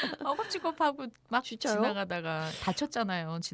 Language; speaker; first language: Korean; native; Korean